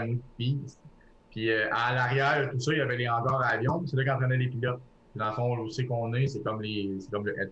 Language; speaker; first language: French; native; French